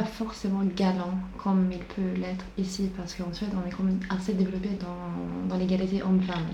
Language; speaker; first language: French; non-native, fluent; Swedish